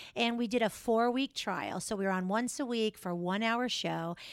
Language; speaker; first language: English; native; English